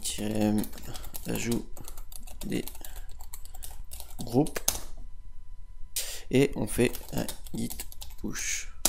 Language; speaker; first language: French; native; French